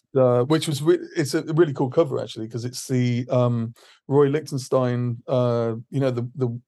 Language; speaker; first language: English; native; English